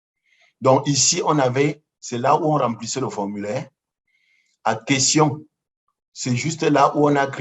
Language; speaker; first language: French; non-native, local second language; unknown